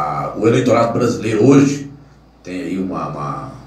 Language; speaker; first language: Portuguese; native; Portuguese